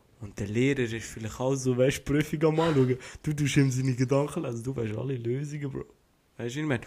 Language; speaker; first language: German; early bilingual, other home language; Albanian